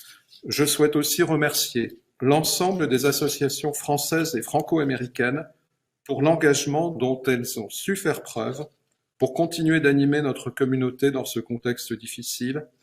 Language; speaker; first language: French; native; French